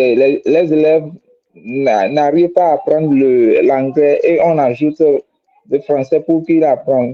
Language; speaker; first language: French; non-native, fluent; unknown